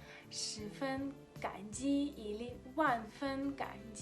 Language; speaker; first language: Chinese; non-native, fluent; Russian